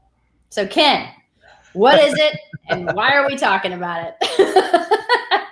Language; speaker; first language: English; native; English